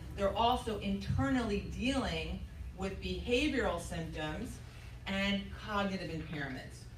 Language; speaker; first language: English; native; English